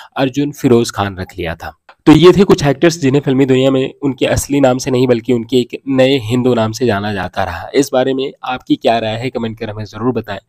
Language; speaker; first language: Hindi; native; Hindi